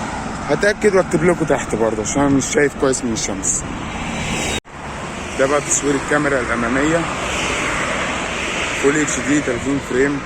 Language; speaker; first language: Arabic; native; Arabic